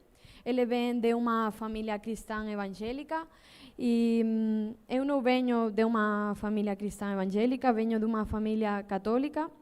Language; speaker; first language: Portuguese; non-native, learner; Spanish